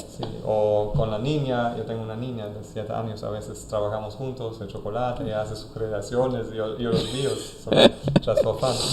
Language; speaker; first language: Spanish; non-native, fluent; German